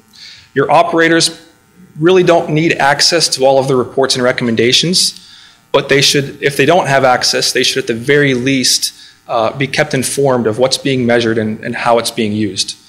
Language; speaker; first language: English; native; English